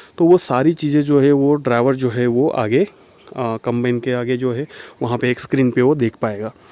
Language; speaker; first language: Hindi; non-native, local second language; Marathi